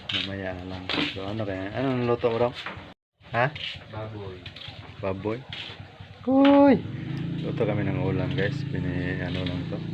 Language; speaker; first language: Filipino; non-native, local second language; Cebuano